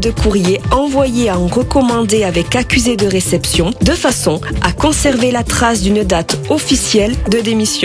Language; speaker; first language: French; native; French